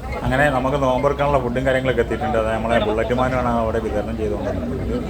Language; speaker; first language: Malayalam; native; Malayalam